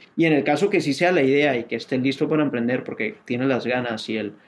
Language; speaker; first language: Spanish; native; Spanish